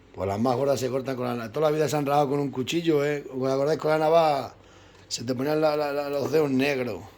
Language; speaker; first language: Spanish; native; Spanish